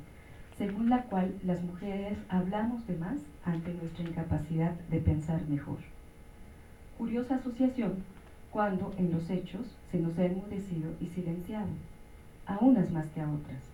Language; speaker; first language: Spanish; native; Spanish